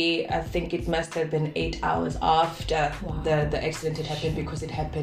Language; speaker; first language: English; non-native, local second language; Zulu